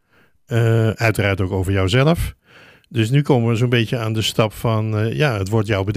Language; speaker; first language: Dutch; native; Dutch